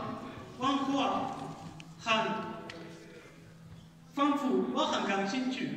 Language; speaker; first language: Chinese; non-native, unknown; Arabic